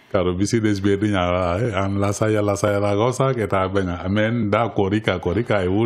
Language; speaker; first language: Basque; non-native, learner; Wolof